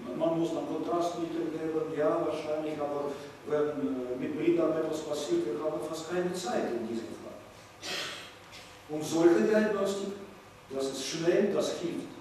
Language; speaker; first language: German; non-native, fluent; Russian